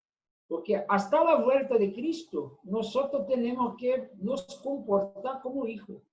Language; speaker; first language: Spanish; non-native, fluent; Portuguese